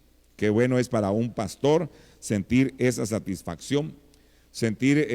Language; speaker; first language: Spanish; native; Spanish